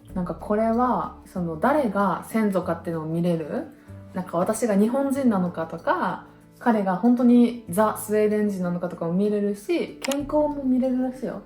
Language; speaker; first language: Japanese; native; Japanese